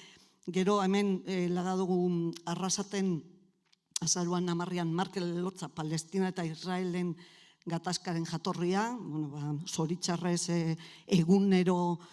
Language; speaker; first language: Basque; native; Basque